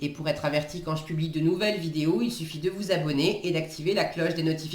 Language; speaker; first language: French; native; French